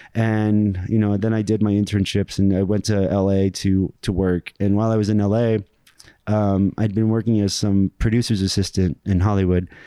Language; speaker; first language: English; native; English